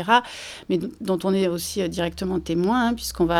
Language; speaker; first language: French; native; French